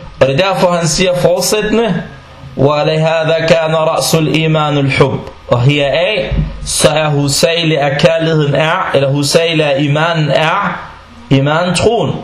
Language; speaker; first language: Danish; non-native, fluent; Arabic